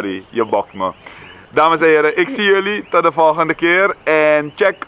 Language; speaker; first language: Dutch; native; Dutch